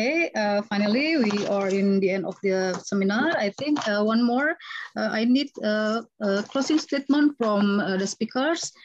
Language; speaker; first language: English; non-native, fluent; Indonesian